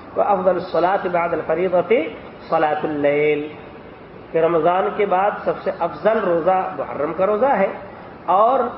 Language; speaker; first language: Urdu; native; Urdu